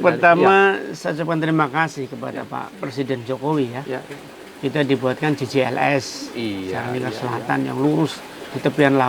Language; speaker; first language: Indonesian; native; Indonesian